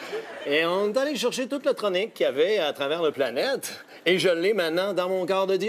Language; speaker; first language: French; native; French